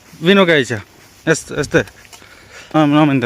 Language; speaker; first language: Romanian; non-native, learner; Bangla